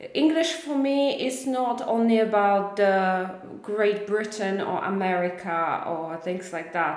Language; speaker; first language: English; non-native, fluent; Polish